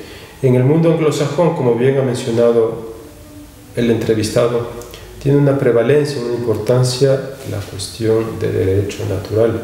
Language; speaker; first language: Spanish; native; Spanish